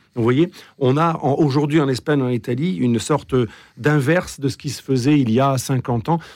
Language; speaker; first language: French; native; French